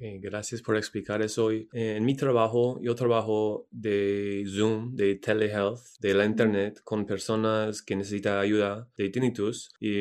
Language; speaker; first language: Spanish; non-native, learner; English